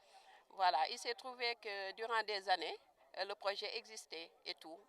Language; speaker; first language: French; non-native, local second language; Wolof